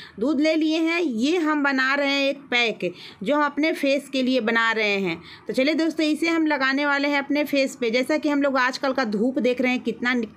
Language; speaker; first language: Hindi; native; Hindi